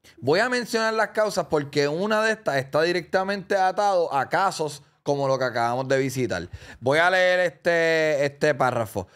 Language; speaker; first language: Spanish; native; Spanish